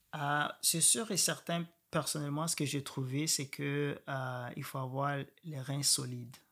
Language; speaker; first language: French; non-native, local second language; Rundi